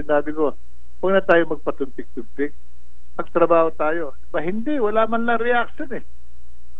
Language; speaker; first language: Filipino; native; Filipino